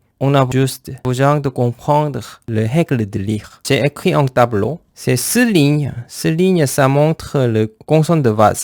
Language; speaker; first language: French; non-native, fluent; Korean